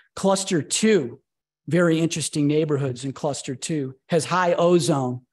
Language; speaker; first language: English; native; English